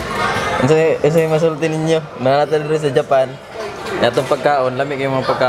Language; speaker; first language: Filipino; non-native, local second language; Cebuano